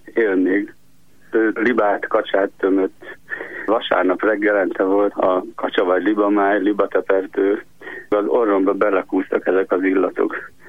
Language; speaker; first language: Hungarian; native; Hungarian